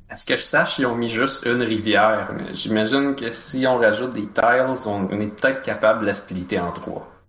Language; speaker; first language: French; native; French